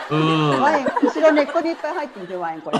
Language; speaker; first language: Japanese; native; Japanese